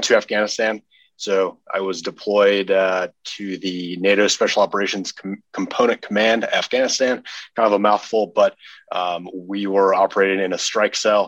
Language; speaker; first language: English; native; English